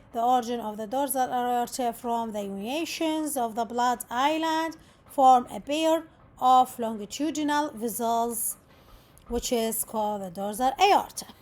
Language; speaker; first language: English; non-native, local second language; Arabic